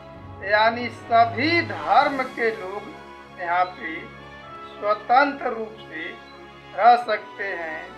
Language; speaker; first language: Hindi; native; Hindi